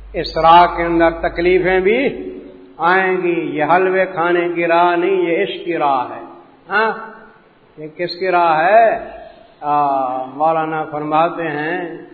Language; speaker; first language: Urdu; non-native, local second language; Punjabi